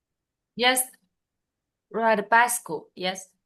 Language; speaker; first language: English; non-native, learner; Vietnamese